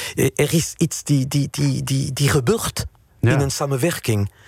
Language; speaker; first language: Dutch; non-native, fluent; French